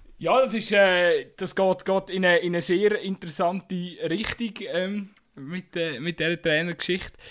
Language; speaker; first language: German; native; German